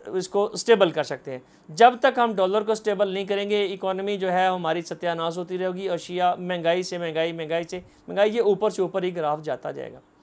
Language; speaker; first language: Urdu; non-native, local second language; Punjabi